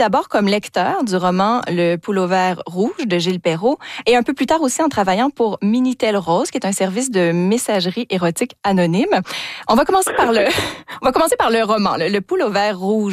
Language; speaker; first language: French; native; French